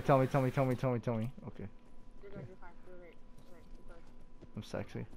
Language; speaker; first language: English; native; English